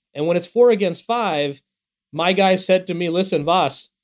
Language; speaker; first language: English; native; English